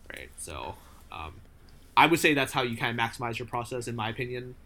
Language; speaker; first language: English; native; English